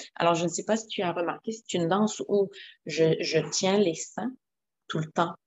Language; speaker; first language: French; non-native, local second language; Arabic